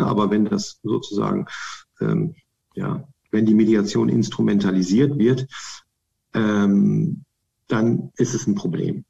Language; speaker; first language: German; native; German